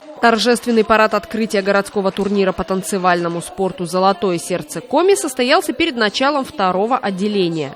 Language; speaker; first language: Russian; native; Russian